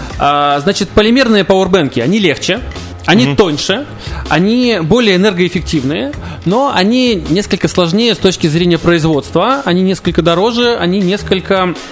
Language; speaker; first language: Russian; native; Russian